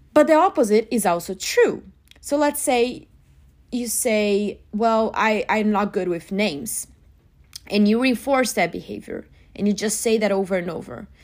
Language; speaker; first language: English; non-native, fluent; Portuguese